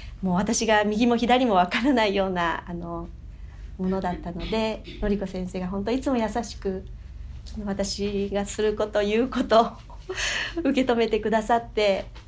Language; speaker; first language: Japanese; native; Japanese